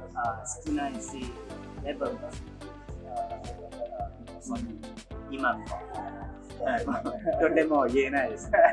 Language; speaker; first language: Japanese; non-native, fluent; Indonesian